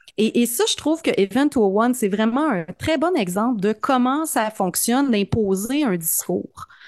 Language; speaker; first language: French; native; French